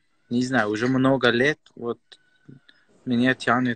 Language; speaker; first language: Russian; non-native, fluent; Persian